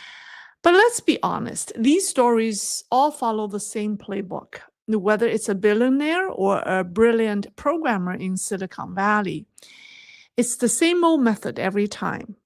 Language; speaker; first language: English; non-native, fluent; Chinese